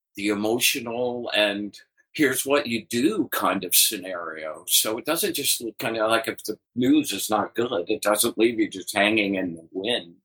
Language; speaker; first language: English; native; English